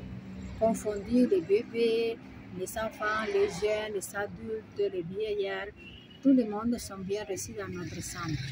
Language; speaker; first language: French; non-native, fluent; Spanish